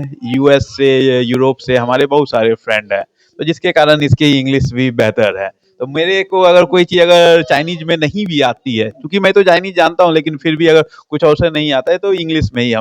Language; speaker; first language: Hindi; native; Hindi